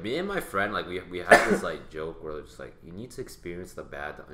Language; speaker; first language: English; native; English